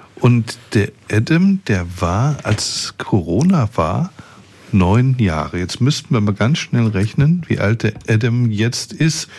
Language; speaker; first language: German; native; German